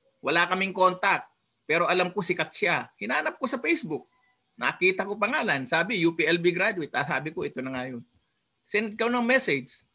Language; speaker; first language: Filipino; non-native, local second language; Iloko